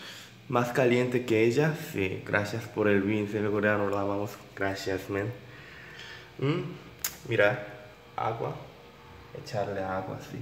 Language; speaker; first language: Spanish; non-native, learner; Korean